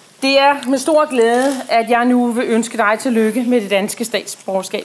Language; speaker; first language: Danish; native; Danish